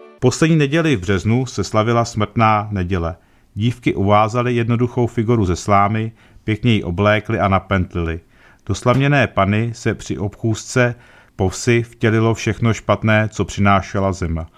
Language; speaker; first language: Czech; native; Czech